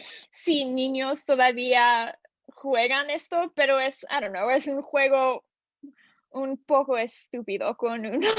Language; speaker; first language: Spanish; non-native, learner; English